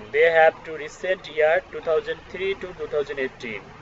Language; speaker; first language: English; non-native, local second language; Bangla